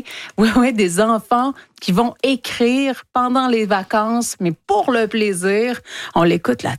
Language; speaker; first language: French; native; French